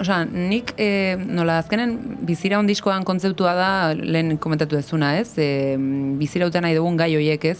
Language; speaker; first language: Basque; native; Basque